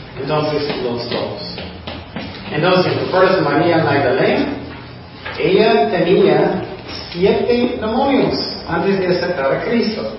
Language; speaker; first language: Spanish; non-native, fluent; English